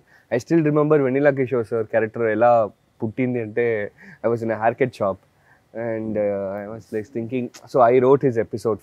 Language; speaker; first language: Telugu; non-native, learner; Tamil